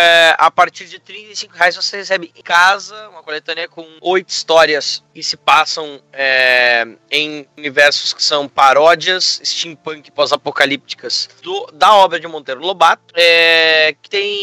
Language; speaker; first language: Portuguese; native; Portuguese